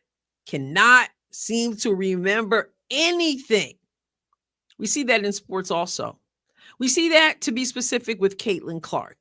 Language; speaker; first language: English; native; English